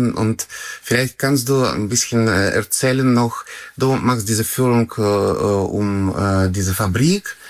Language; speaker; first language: German; non-native, learner; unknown